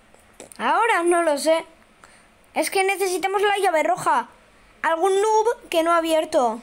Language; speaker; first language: Spanish; native; Spanish